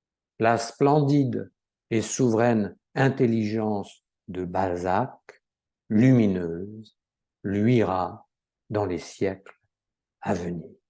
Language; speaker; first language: French; native; French